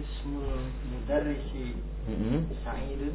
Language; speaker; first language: Arabic; non-native, learner; Indonesian